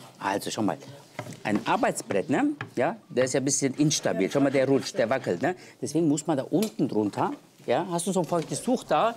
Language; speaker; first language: German; early bilingual, other home language; Turkish